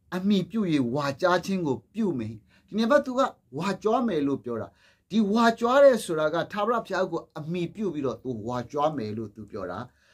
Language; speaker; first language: Burmese; non-native, local second language; S'gaw Karen